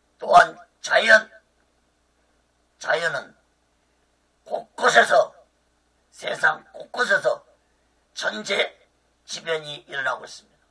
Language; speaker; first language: Korean; native; Korean